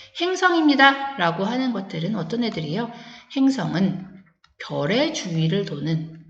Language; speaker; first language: Korean; native; Korean